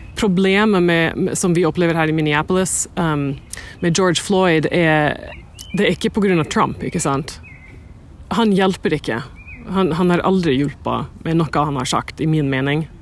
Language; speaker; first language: Norwegian; non-native, fluent; English